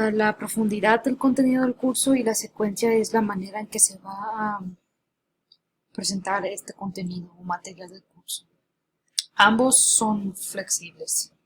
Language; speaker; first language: Spanish; early bilingual, heritage; Spanish